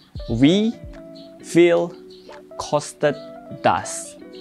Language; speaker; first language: German; non-native, fluent; Indonesian